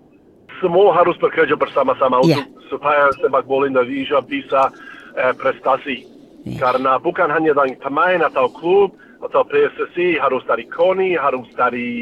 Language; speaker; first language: Indonesian; non-native, fluent; English